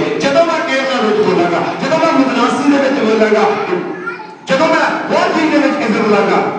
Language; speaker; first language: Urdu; non-native, local second language; Punjabi